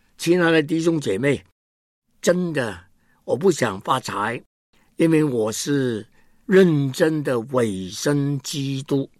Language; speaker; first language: Chinese; non-native, local second language; Cantonese